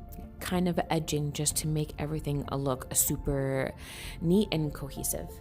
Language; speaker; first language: English; native; English